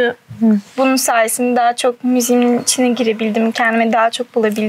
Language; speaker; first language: Turkish; early bilingual, heritage; Turkish